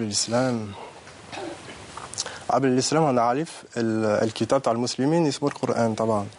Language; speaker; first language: Arabic; non-native, learner; French